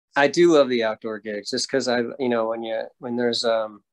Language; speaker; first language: English; native; English